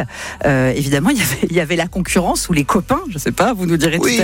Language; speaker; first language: French; native; French